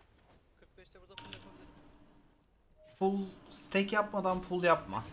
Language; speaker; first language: Turkish; native; Turkish